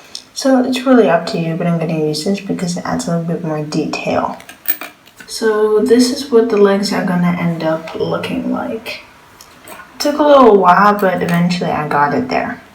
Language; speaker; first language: English; non-native, fluent; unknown